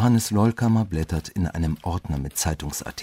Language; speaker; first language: German; native; German